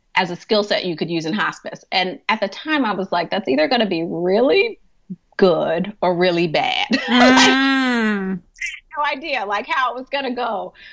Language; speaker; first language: English; native; English